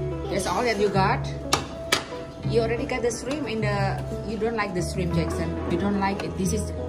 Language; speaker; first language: English; non-native, learner; Indonesian